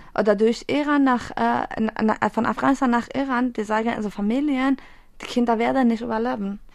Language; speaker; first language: German; non-native, fluent; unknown